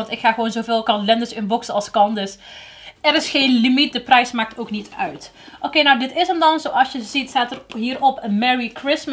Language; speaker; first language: Dutch; native; Dutch